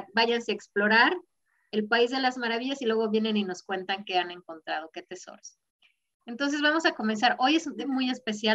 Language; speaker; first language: Spanish; native; Spanish